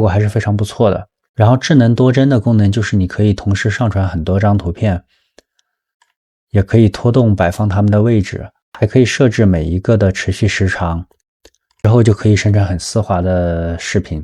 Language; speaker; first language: Chinese; native; Chinese